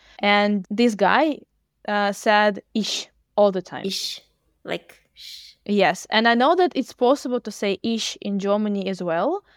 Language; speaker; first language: English; non-native, fluent; Russian